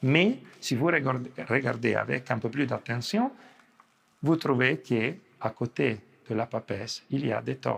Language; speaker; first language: French; non-native, fluent; Italian